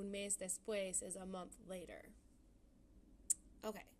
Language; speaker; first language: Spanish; non-native, fluent; English